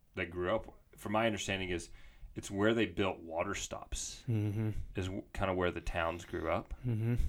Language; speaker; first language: English; native; English